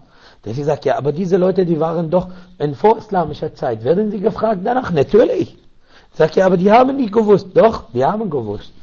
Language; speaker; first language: German; non-native, learner; Arabic